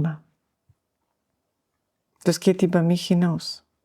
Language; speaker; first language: German; non-native, learner; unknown